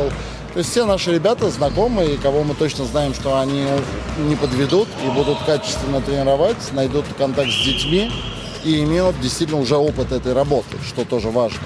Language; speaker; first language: Russian; native; Russian